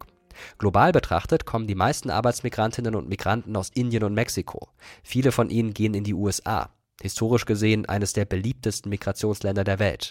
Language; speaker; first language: German; native; German